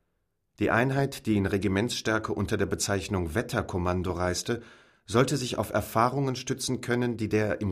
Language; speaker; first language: German; native; German